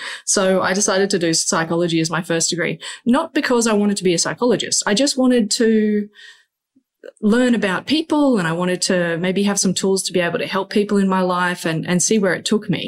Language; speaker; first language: English; native; English